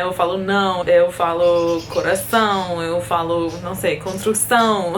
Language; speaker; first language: Portuguese; non-native, fluent; English